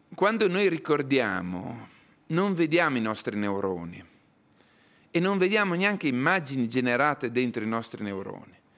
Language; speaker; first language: Italian; native; Italian